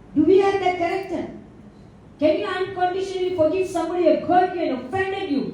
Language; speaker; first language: English; non-native, local second language; Tamil